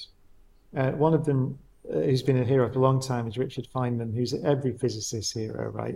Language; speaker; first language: English; native; English